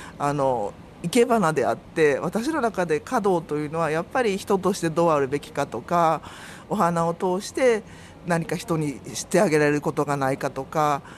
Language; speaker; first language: Japanese; native; Japanese